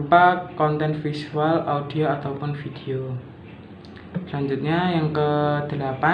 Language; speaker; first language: Indonesian; native; Indonesian